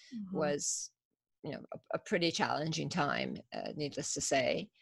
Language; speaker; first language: English; early bilingual, other home language; Persian